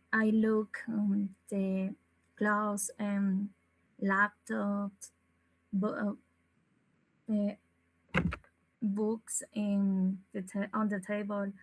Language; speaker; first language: English; non-native, learner; Spanish